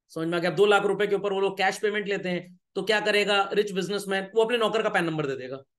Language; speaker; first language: Hindi; native; Hindi